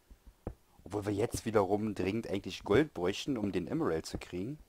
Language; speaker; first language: German; native; German